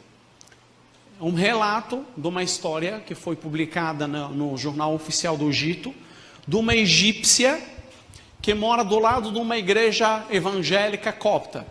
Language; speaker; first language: Portuguese; non-native, fluent; Arabic